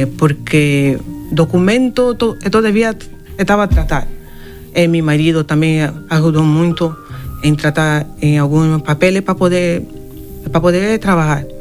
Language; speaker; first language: Spanish; non-native, learner; Portuguese